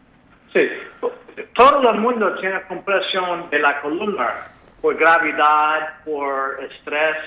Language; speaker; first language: Spanish; non-native, fluent; English